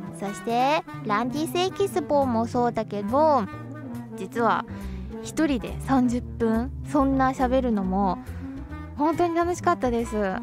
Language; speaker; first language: Japanese; non-native, fluent; Chinese